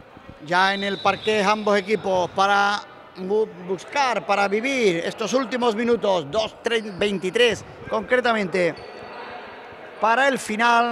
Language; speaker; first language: Spanish; native; Spanish